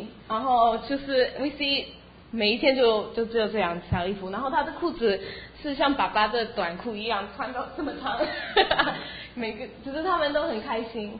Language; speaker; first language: Chinese; early bilingual, heritage; Chinese